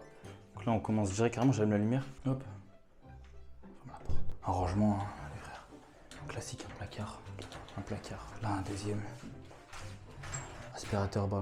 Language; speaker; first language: French; native; French